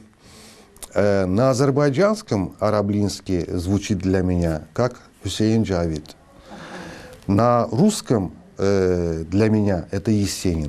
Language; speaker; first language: Russian; non-native, local second language; Azerbaijani